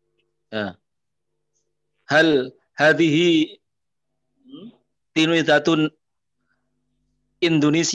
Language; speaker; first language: Arabic; non-native, learner; Indonesian